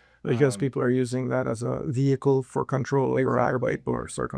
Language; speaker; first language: English; native; English